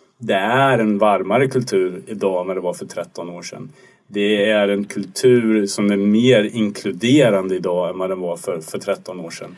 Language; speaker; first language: Swedish; native; Swedish